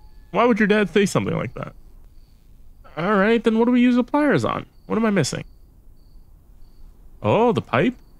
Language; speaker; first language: English; native; English